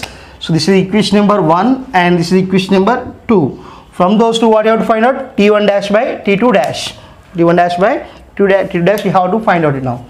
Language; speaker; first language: English; non-native, local second language; Telugu